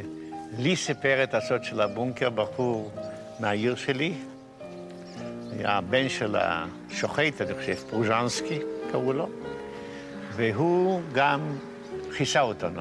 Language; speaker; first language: Hebrew; non-native, fluent; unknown